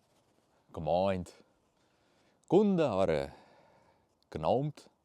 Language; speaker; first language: German; early bilingual, heritage; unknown